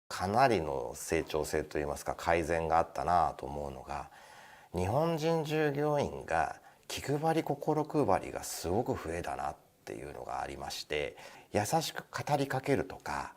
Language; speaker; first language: Japanese; native; Japanese